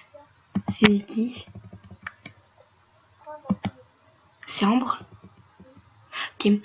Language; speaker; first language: French; native; French